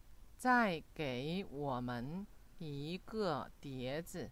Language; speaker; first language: Chinese; non-native, fluent; Korean